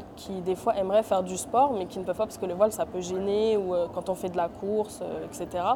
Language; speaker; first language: French; native; French